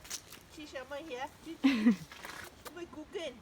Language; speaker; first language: German; native; German